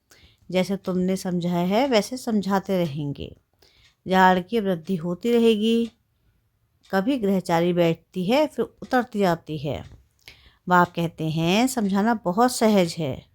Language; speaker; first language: Hindi; native; Hindi